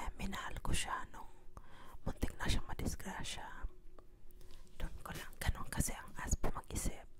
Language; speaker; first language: Filipino; native; Filipino